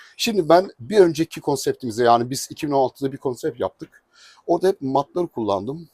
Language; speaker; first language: Turkish; native; Turkish